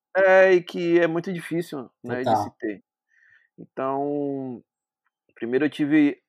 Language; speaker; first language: Portuguese; native; Portuguese